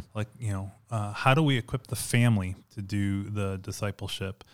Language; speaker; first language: English; native; English